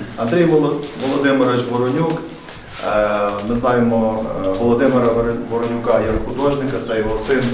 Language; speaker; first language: Ukrainian; native; Ukrainian